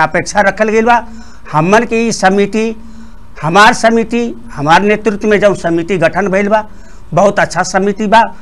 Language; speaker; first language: Bhojpuri; non-native, local second language; Rana Tharu